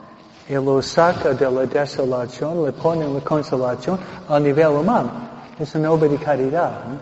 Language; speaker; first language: Spanish; non-native, fluent; English